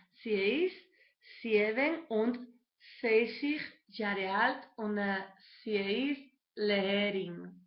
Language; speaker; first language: German; non-native, learner; Spanish